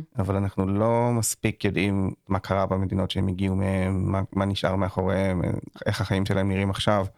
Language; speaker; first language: Hebrew; native; Hebrew